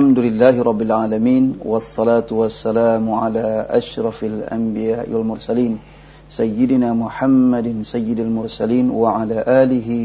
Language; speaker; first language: Arabic; non-native, fluent; Indonesian